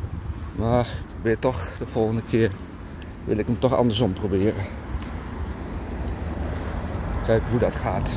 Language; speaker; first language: Dutch; native; Dutch